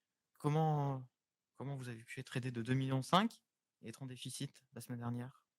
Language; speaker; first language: French; native; French